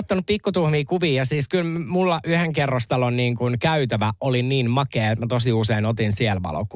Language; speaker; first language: Finnish; native; Finnish